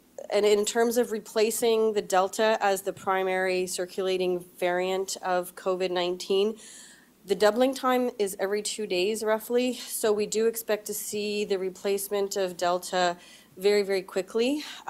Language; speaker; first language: English; native; English